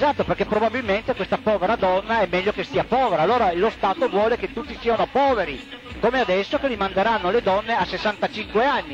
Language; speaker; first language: Italian; native; Italian